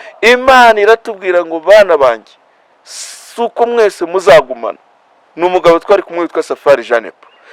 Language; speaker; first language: Kinyarwanda; non-native, local second language; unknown